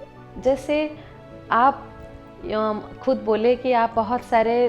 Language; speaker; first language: Hindi; native; Hindi